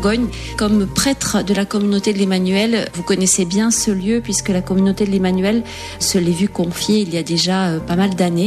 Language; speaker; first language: French; native; French